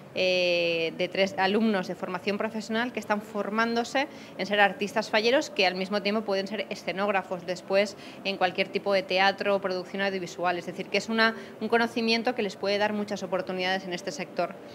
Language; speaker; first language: Spanish; native; Spanish